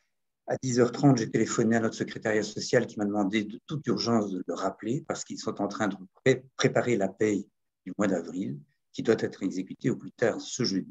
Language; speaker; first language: French; native; French